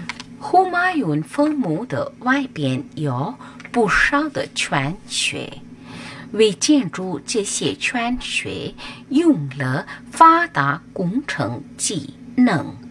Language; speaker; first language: Chinese; non-native, learner; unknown